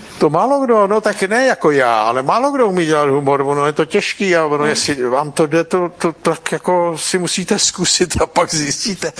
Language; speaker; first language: Czech; native; Czech